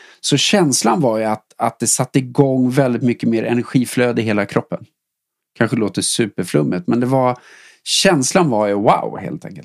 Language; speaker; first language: Swedish; native; Swedish